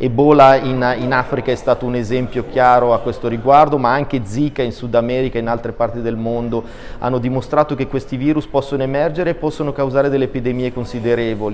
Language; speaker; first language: Italian; native; Italian